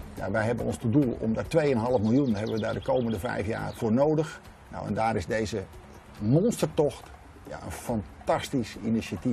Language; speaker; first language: Dutch; native; Dutch